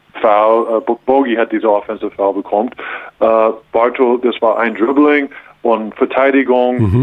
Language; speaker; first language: German; non-native, learner; English